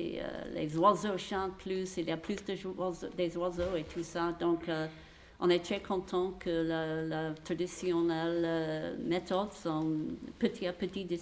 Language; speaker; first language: French; non-native, fluent; English